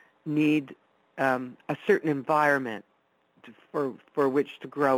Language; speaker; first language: English; non-native, fluent; Italian